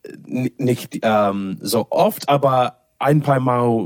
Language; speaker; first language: German; non-native, learner; English